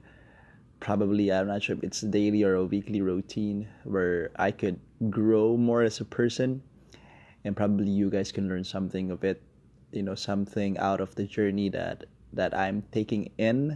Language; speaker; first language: English; non-native, local second language; Filipino